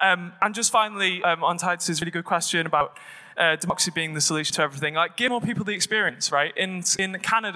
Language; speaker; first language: English; native; English